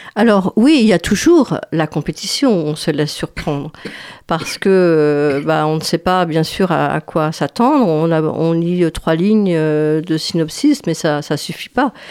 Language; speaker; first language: French; native; French